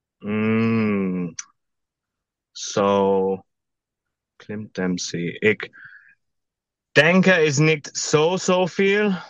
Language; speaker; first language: German; non-native, learner; English